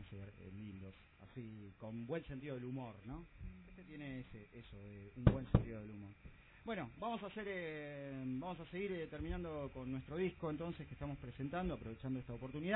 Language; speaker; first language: Spanish; native; Spanish